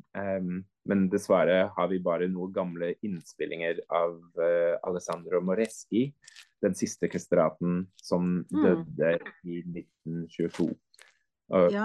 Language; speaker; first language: Norwegian; non-native, fluent; English